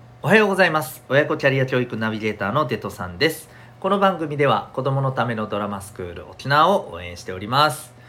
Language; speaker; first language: Japanese; native; Japanese